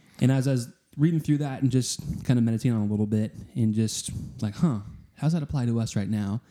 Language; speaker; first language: English; native; English